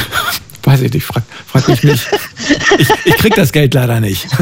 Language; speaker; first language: German; native; German